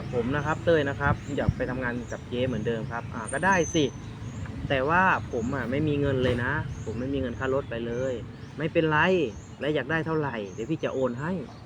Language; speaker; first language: Thai; non-native, fluent; Lao